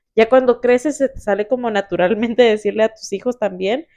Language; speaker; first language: Spanish; early bilingual, heritage; Spanish